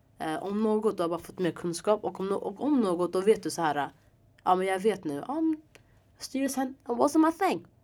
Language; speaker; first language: Swedish; early bilingual, other home language; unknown